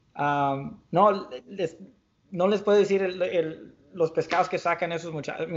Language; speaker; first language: Spanish; early bilingual, heritage; Spanish